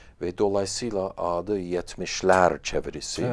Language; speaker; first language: Turkish; non-native, fluent; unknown